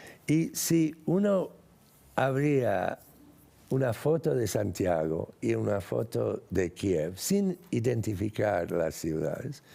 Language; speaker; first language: Spanish; non-native, fluent; English